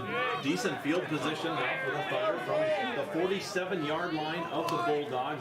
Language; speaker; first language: English; native; English